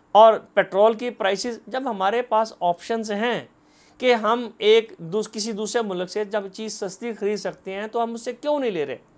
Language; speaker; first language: Urdu; non-native, local second language; Punjabi